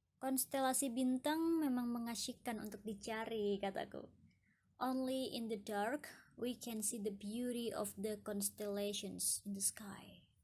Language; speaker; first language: Indonesian; native; Indonesian